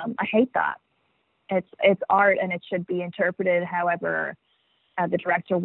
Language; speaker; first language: English; native; English